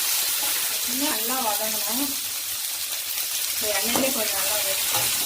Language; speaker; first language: Tamil; native; Tamil